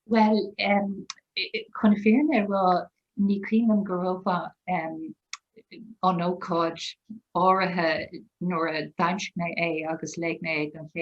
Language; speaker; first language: Irish; non-native, local second language; English